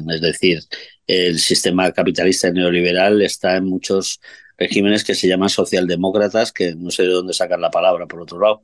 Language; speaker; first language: Spanish; native; Spanish